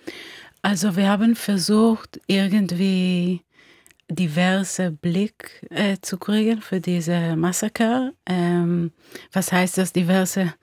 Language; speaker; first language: German; non-native, fluent; Hebrew